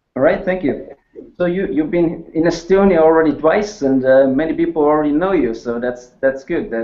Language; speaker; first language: English; non-native, fluent; Estonian